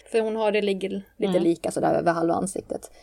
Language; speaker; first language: Swedish; native; Swedish